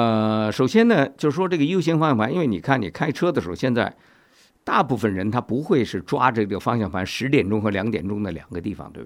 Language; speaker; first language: Chinese; native; Chinese